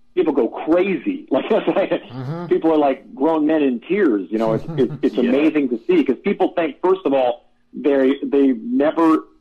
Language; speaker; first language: English; native; English